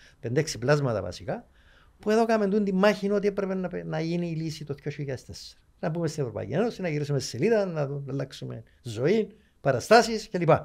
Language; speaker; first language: Greek; native; Greek